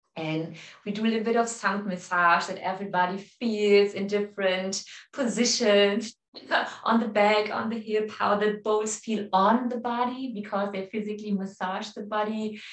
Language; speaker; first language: English; non-native, fluent; German